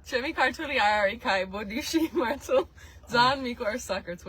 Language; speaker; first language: Georgian; early bilingual, heritage; Georgian